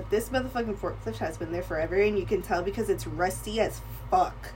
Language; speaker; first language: English; early bilingual, other home language; Spanish